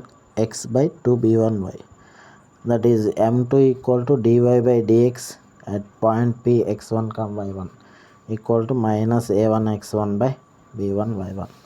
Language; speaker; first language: English; non-native, local second language; Telugu